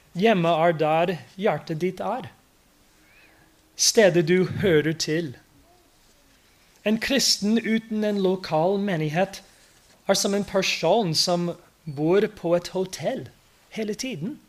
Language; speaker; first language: Norwegian; non-native, fluent; English